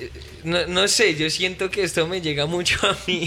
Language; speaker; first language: Spanish; native; Spanish